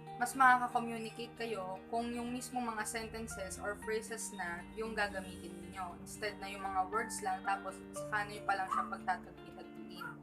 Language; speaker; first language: Filipino; native; Filipino